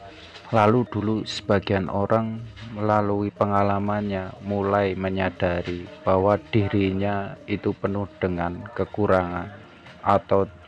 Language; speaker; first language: Indonesian; native; Indonesian